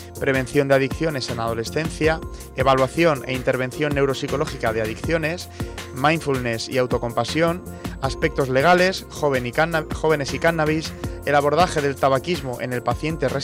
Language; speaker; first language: Spanish; native; Spanish